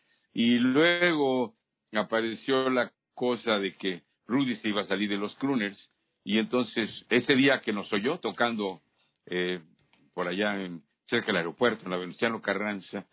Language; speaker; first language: Spanish; native; Spanish